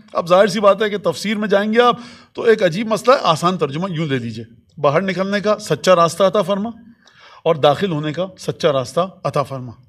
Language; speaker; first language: Urdu; native; Urdu